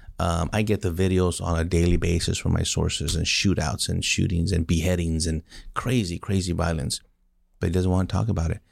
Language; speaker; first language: English; early bilingual, other home language; Spanish